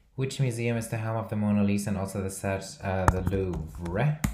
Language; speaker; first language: English; non-native, fluent; Portuguese